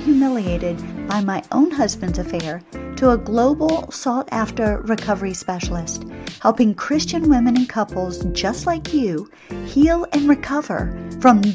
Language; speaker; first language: English; native; English